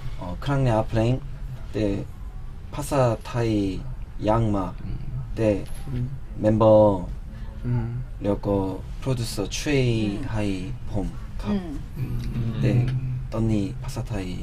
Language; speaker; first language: Thai; non-native, learner; Korean